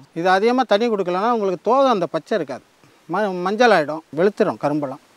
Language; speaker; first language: Tamil; native; Tamil